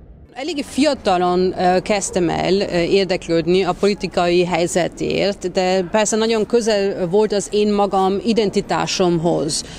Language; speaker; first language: Hungarian; early bilingual, heritage; Hungarian